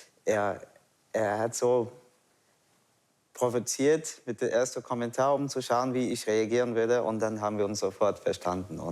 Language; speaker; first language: German; non-native, fluent; English